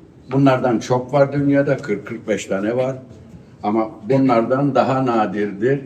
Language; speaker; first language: Turkish; early bilingual, heritage; Turkish